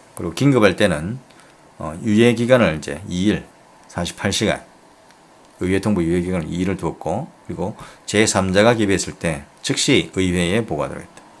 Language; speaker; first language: Korean; native; Korean